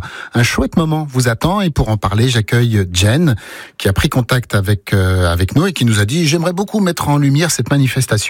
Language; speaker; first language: French; native; French